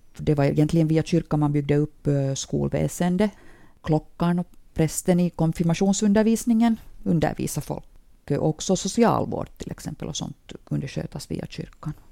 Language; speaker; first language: Swedish; native; Swedish